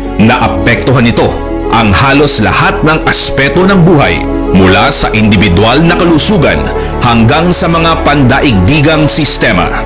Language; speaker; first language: Filipino; native; Filipino